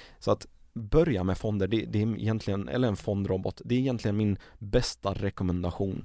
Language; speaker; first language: Swedish; early bilingual, other home language; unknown